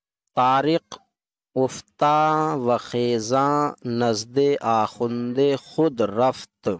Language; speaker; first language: Persian; non-native, fluent; Urdu